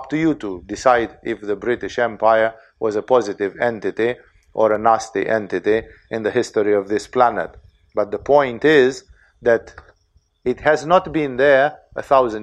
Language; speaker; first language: English; non-native, fluent; Romanian